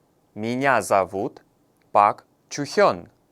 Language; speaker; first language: Russian; non-native, fluent; Korean